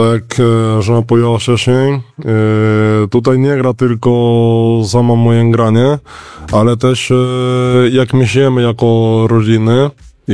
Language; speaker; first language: Polish; non-native, learner; Spanish